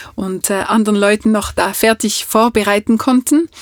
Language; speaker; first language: German; non-native, fluent; French